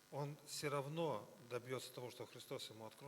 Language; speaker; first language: Russian; native; Russian